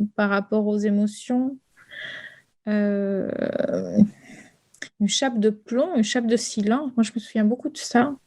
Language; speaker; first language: French; early bilingual, other home language; Spanish